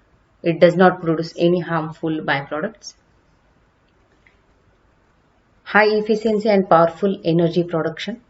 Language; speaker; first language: English; non-native, local second language; Marathi